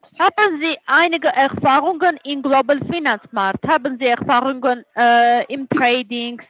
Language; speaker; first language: German; non-native, learner; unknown